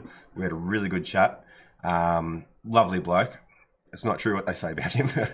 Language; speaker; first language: English; native; English